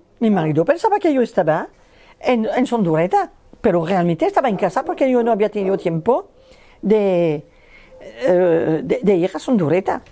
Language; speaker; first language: Spanish; non-native, fluent; French